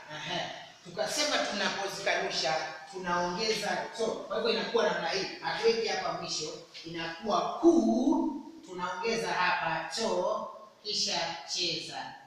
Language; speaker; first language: Swahili; non-native, local second language; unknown